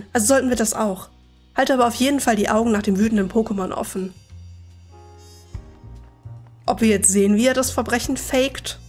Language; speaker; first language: German; native; German